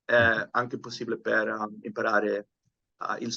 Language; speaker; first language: Italian; non-native, learner; Dutch